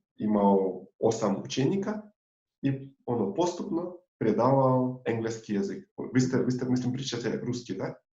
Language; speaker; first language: Bosnian; non-native, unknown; Tatar